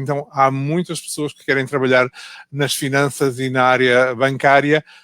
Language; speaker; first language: Portuguese; native; Portuguese